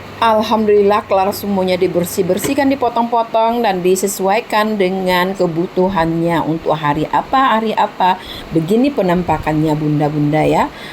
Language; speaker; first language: Indonesian; non-native, local second language; Minangkabau